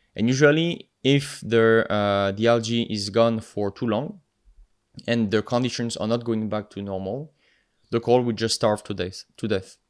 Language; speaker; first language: English; non-native, fluent; French